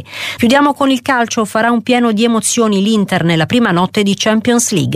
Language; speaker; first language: Italian; native; Italian